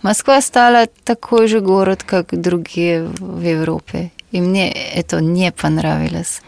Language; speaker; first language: Russian; non-native, fluent; Slovenian